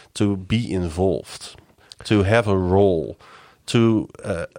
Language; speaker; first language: English; non-native, fluent; Dutch